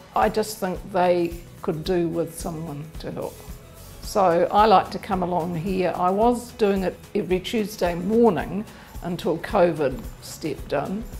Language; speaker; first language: English; native; English